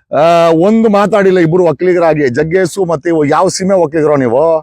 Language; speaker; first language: Kannada; native; Kannada